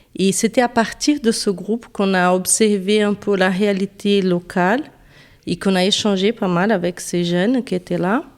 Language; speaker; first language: French; non-native, fluent; Portuguese